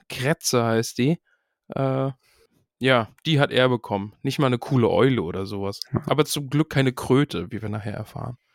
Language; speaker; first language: German; native; German